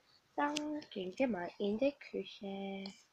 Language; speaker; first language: German; early bilingual, other home language; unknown